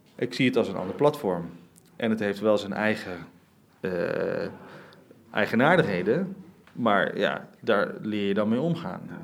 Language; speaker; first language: Dutch; native; Dutch